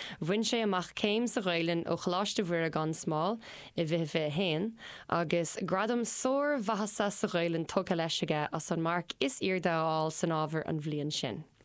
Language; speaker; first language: Irish; non-native, local second language; English